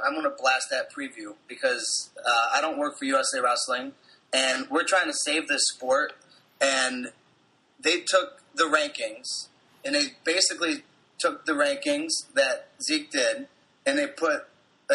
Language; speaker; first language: English; native; English